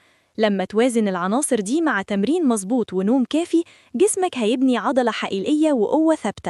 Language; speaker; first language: Arabic; native; Arabic